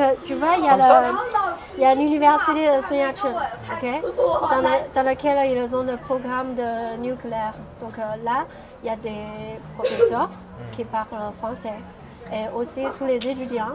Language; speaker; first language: French; non-native, fluent; Chinese